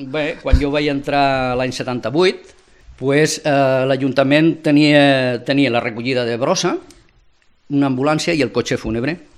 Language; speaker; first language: Catalan; non-native, local second language; Spanish